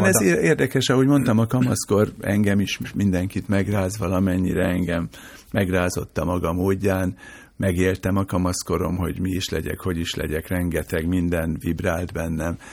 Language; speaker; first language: Hungarian; native; Hungarian